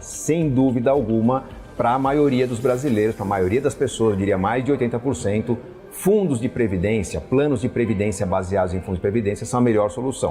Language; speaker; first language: Portuguese; native; Portuguese